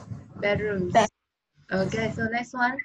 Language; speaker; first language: English; non-native, learner; Vietnamese